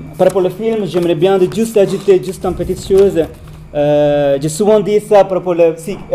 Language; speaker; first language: French; non-native, learner; Tamil